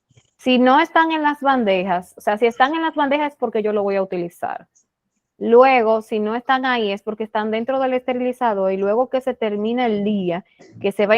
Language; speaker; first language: Spanish; native; Spanish